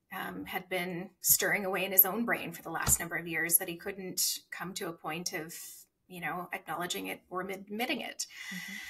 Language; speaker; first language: English; native; English